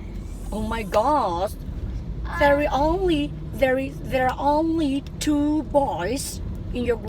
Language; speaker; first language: English; non-native, learner; Vietnamese